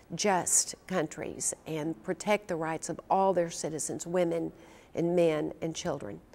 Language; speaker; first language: English; native; English